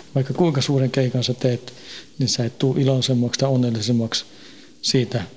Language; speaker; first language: Finnish; early bilingual, heritage; Finnish